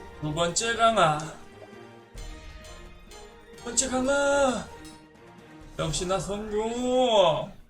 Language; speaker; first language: Korean; native; Korean